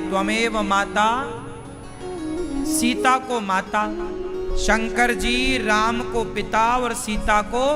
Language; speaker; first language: Hindi; native; Hindi